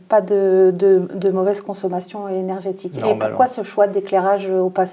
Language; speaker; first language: French; native; French